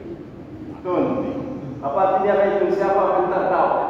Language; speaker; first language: Indonesian; non-native, learner; Arabic